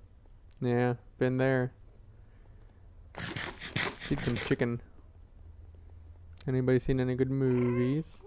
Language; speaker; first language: English; native; English